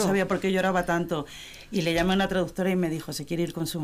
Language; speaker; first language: Spanish; native; Spanish